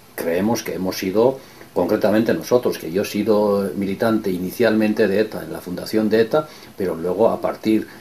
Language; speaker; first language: Spanish; non-native, local second language; Basque